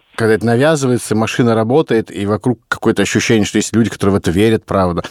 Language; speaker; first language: Russian; native; Russian